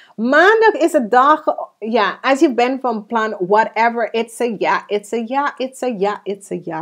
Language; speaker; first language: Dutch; non-native, fluent; English